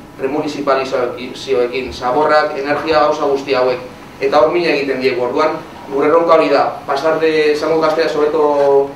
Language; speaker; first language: Spanish; native; Spanish